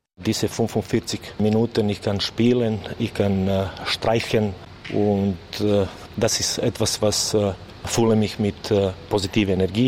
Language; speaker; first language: German; non-native, learner; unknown